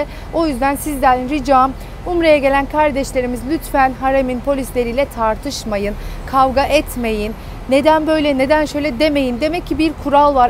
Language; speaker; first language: Turkish; native; Turkish